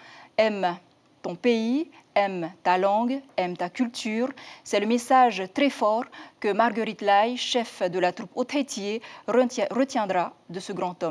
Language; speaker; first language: French; native; French